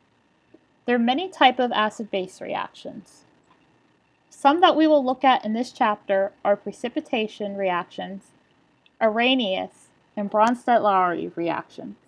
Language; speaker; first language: English; native; English